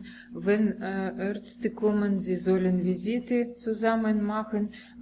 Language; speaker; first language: German; non-native, learner; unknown